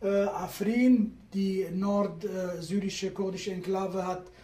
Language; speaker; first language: German; non-native, fluent; Kurdish